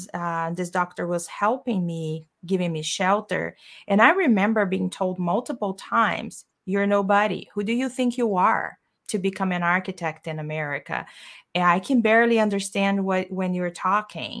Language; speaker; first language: English; non-native, fluent; Portuguese